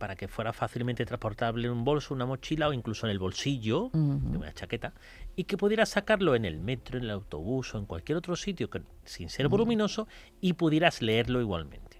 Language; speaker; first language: Spanish; native; Spanish